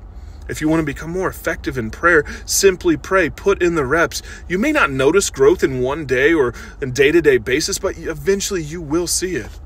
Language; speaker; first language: English; native; English